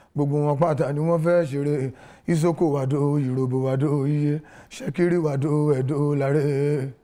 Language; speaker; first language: Yoruba; non-native, local second language; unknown